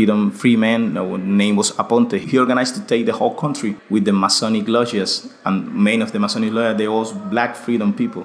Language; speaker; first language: English; non-native, fluent; Spanish